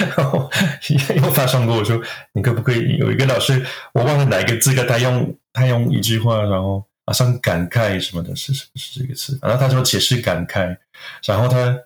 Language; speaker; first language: Chinese; non-native, fluent; French